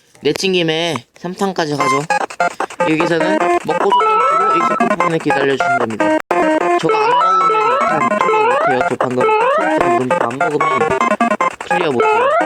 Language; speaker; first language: Korean; native; Korean